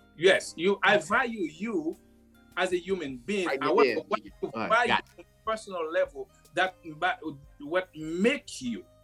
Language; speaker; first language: English; non-native, fluent; Haitian Creole